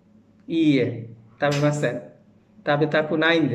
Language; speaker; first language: Japanese; non-native, fluent; Bangla